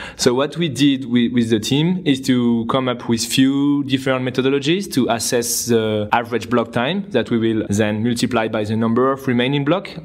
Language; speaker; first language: English; non-native, fluent; French